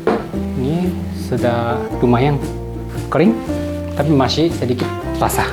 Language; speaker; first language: Indonesian; non-native, fluent; Japanese